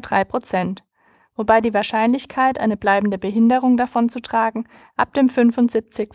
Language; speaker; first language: German; native; German